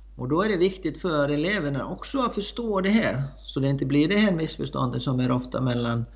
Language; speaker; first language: Swedish; non-native, fluent; Icelandic